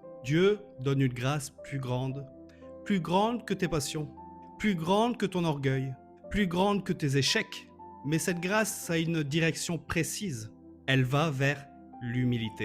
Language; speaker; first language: French; native; French